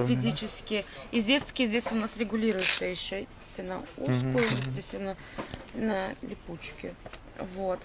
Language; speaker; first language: Russian; native; Russian